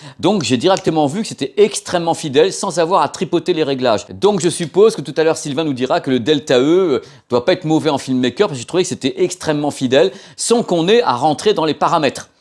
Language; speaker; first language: French; native; French